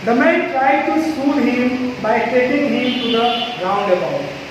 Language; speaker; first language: English; non-native, local second language; Hindi